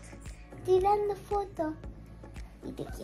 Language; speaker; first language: Spanish; early bilingual, heritage; Spanish